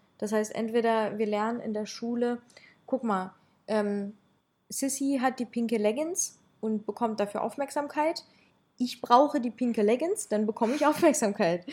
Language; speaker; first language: German; early bilingual, other home language; Russian